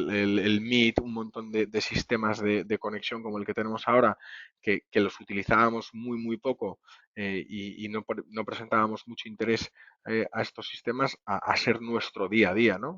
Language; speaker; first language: Spanish; native; Spanish